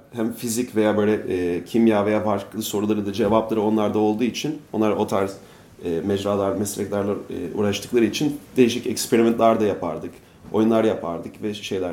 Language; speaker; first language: Turkish; non-native, fluent; English